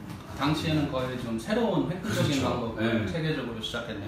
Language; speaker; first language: Korean; native; Korean